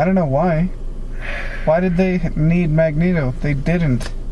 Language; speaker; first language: English; native; English